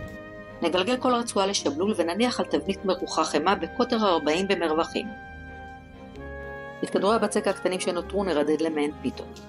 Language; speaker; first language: Hebrew; native; Hebrew